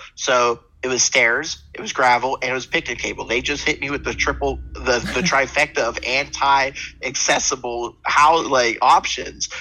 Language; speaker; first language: English; native; English